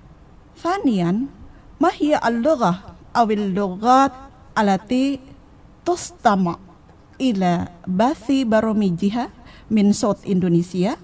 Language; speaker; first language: Arabic; non-native, fluent; Indonesian